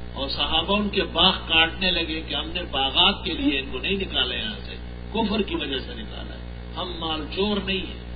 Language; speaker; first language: Urdu; non-native, local second language; Pashto